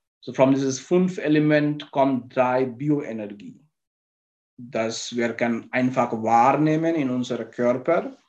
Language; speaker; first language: German; non-native, learner; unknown